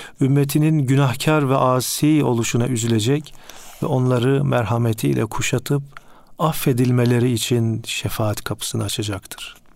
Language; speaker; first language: Turkish; native; Turkish